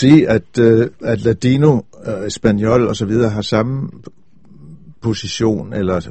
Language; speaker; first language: Danish; native; Danish